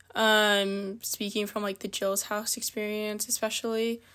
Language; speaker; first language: English; native; English